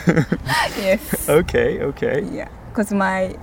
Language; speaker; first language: English; non-native, fluent; Japanese